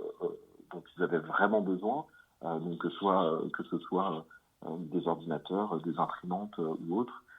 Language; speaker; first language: French; native; French